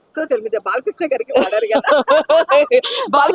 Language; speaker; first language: Telugu; native; Telugu